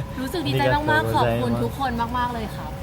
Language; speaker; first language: Thai; native; Thai